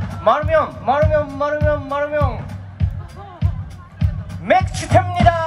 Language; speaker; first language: Korean; non-native, learner; Japanese